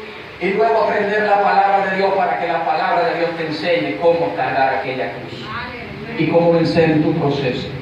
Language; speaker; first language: Spanish; native; Spanish